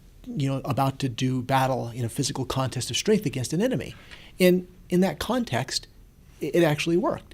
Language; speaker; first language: English; native; English